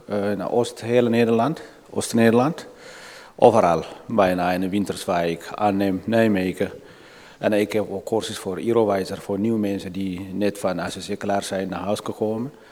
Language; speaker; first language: Dutch; non-native, learner; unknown